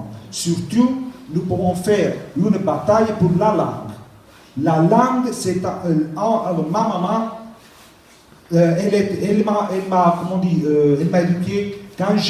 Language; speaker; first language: French; non-native, learner; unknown